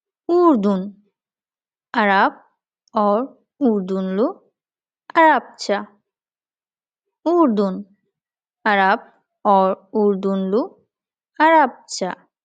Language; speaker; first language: Turkish; non-native, fluent; Bangla